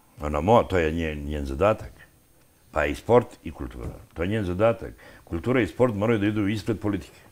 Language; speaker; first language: Serbian; non-native, local second language; Albanian